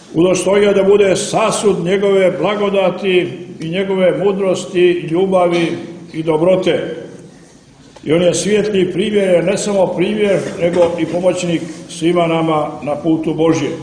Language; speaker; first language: Croatian; native; Croatian